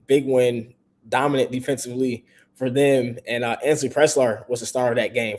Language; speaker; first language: English; native; English